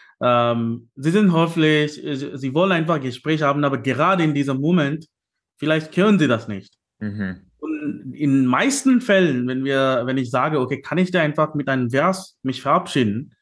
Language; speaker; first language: German; non-native, fluent; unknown